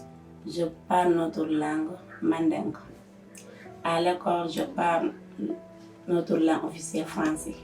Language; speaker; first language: French; non-native, local second language; Mandingo